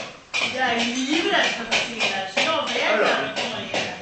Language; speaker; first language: Swedish; native; Swedish